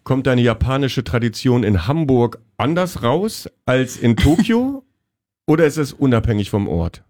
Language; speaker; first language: German; native; German